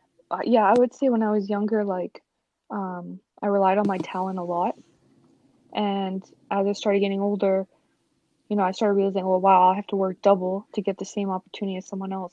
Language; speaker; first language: English; early bilingual, other home language; Spanish